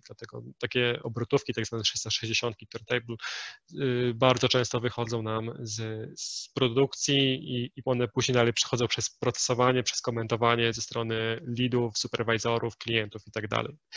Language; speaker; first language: Polish; native; Polish